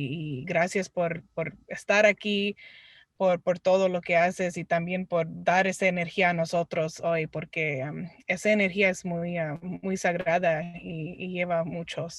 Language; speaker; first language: Spanish; early bilingual, heritage; Spanish